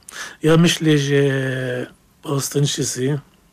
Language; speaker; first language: Polish; non-native, fluent; Arabic